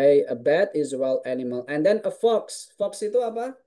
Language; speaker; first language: English; non-native, fluent; Indonesian